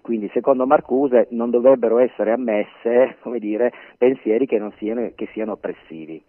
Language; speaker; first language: Italian; native; Italian